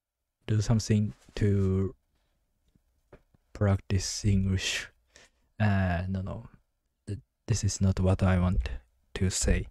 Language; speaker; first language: English; non-native, learner; Japanese